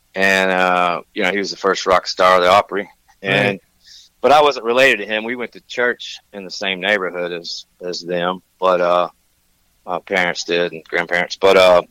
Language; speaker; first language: English; native; English